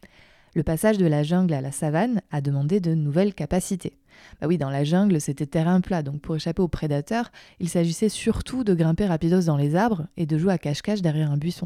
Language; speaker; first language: French; native; French